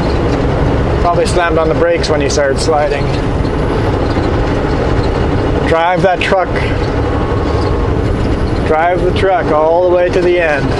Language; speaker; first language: English; native; English